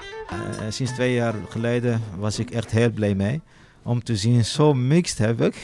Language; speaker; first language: Dutch; non-native, local second language; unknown